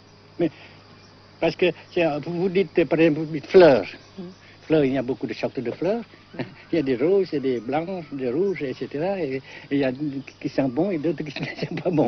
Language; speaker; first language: French; non-native, fluent; Vietnamese